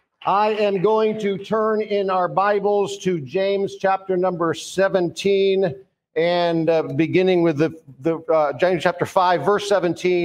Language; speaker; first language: English; native; English